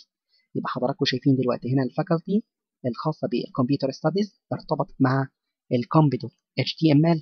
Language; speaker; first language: Arabic; native; Arabic